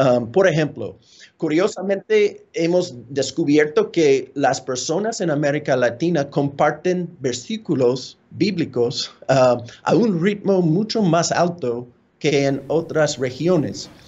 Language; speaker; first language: Spanish; non-native, fluent; English